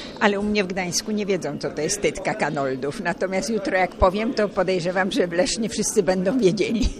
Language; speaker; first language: Polish; native; Polish